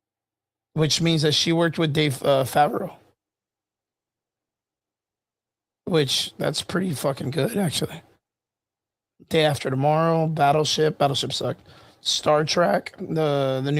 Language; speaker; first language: English; native; English